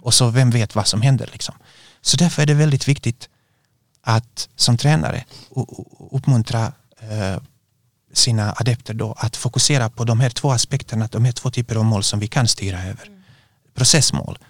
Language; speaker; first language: Swedish; non-native, fluent; Bosnian